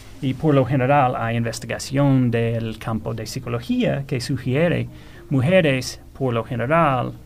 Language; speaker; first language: Spanish; non-native, fluent; English